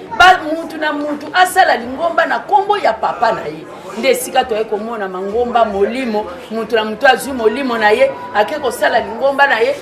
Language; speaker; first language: Lingala; non-native, local second language; Kongo